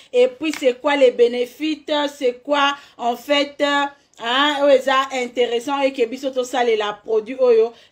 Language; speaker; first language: French; non-native, local second language; Lingala